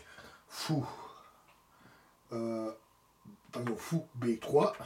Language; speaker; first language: French; native; French